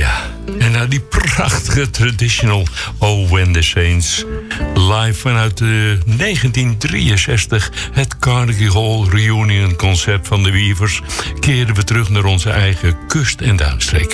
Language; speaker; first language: Dutch; native; Dutch